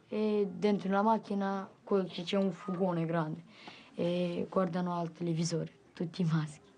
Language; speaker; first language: Italian; early bilingual, other home language; Romanian